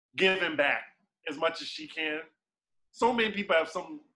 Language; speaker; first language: English; native; English